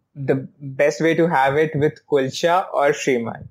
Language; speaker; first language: English; non-native, local second language; Hindi